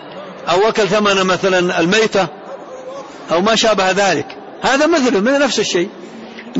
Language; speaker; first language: Arabic; native; Arabic